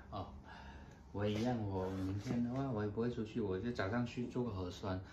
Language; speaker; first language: Chinese; native; Chinese